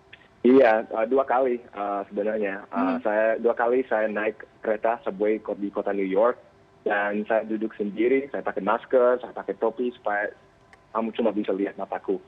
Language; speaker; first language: Indonesian; early bilingual, heritage; Indonesian